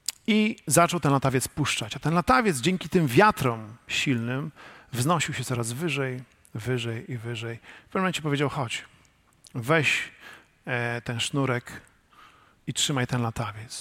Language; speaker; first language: Polish; native; Polish